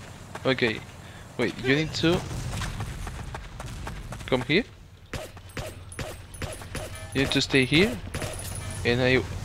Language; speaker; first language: English; non-native, learner; Spanish